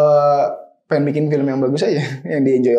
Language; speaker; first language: Indonesian; native; Indonesian